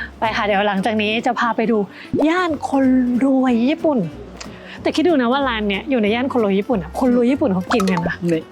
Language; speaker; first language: Thai; native; Thai